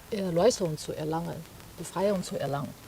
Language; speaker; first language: German; non-native, fluent; Chinese